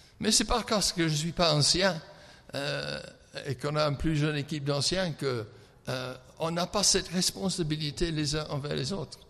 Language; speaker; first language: French; non-native, fluent; English